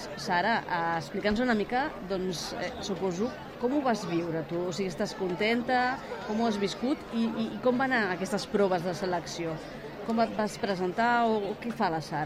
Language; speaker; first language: Catalan; native; Catalan